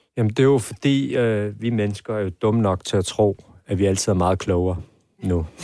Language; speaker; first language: Danish; early bilingual, other home language; Persian